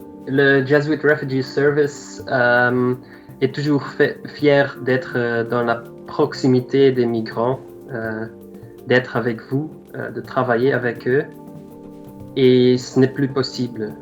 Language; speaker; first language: French; non-native, local second language; Dutch